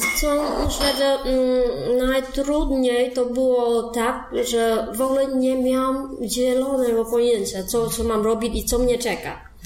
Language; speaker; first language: Polish; non-native, fluent; Vietnamese